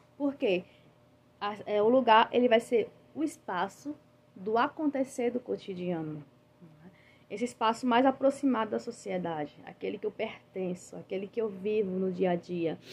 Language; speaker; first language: Portuguese; native; Portuguese